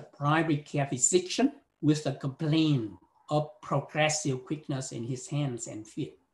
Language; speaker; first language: English; non-native, fluent; Vietnamese